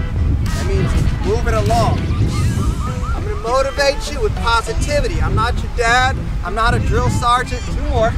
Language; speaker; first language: English; non-native, fluent; Portuguese